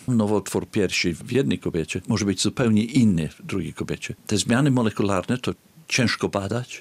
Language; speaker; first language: Polish; early bilingual, heritage; Polish